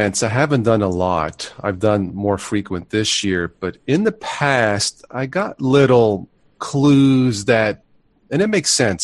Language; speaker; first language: English; native; English